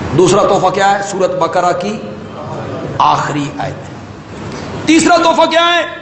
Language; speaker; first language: Urdu; non-native, local second language; Punjabi